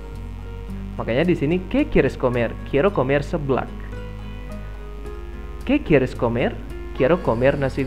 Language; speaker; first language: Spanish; non-native, fluent; Indonesian